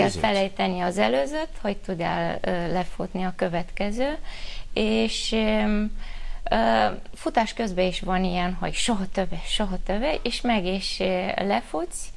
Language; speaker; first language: Hungarian; non-native, fluent; Romanian